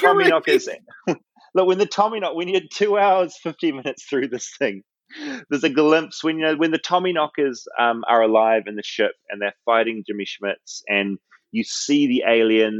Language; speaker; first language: English; native; English